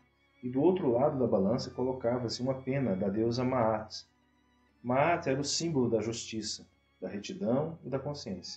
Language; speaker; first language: Portuguese; native; Portuguese